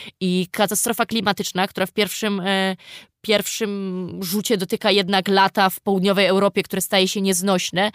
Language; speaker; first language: Polish; native; Polish